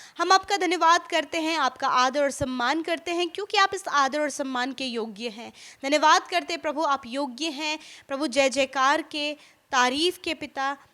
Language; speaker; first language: Hindi; native; Hindi